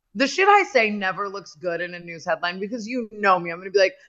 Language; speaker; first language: English; native; English